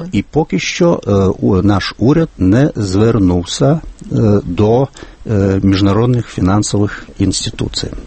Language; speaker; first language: Ukrainian; non-native, fluent; Lithuanian